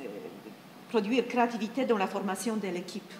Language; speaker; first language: French; non-native, fluent; Polish